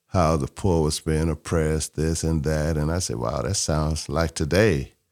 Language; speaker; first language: English; native; English